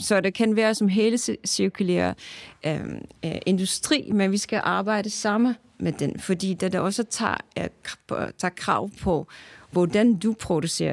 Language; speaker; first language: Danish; non-native, fluent; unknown